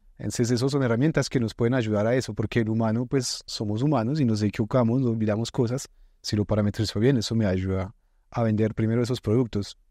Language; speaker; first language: Spanish; non-native, fluent; French